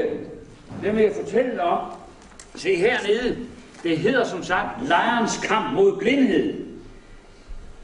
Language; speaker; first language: Danish; native; Danish